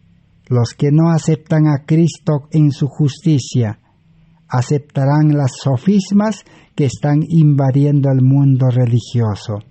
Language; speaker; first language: Spanish; native; Spanish